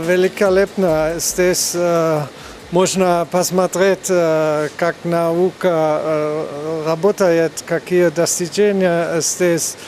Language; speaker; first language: Russian; non-native, learner; German